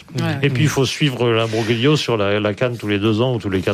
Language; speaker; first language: French; native; French